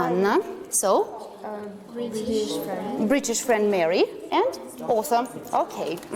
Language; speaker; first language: English; non-native, fluent; Russian